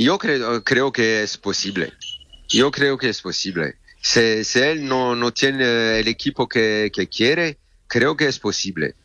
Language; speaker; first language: Spanish; non-native, fluent; French